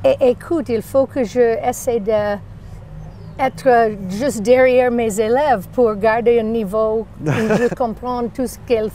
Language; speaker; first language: French; non-native, learner; English